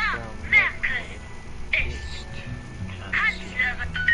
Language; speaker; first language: German; non-native, learner; English